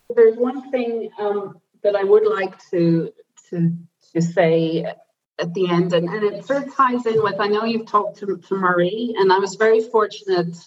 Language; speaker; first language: English; native; English